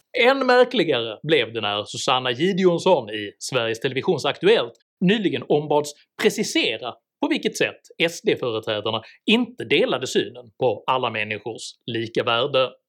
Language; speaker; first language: Swedish; native; Swedish